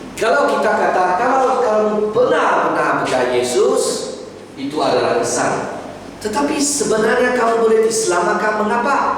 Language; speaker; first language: Malay; non-native, local second language; Chinese